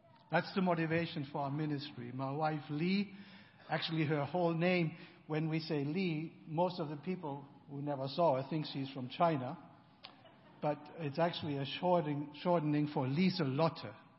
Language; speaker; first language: English; non-native, fluent; German